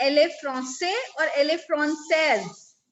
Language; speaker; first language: French; non-native, fluent; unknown